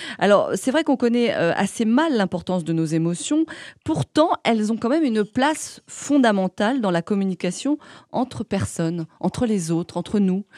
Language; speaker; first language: French; native; French